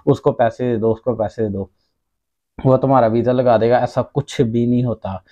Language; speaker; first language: Urdu; non-native, local second language; Punjabi